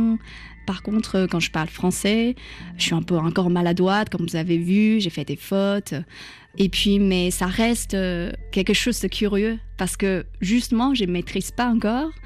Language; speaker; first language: French; non-native, fluent; Chinese